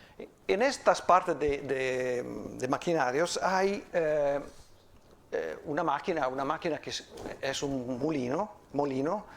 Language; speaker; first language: Spanish; non-native, fluent; Italian